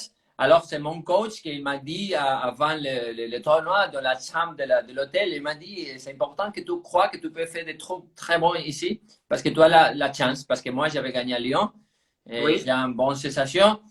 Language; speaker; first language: French; non-native, fluent; Spanish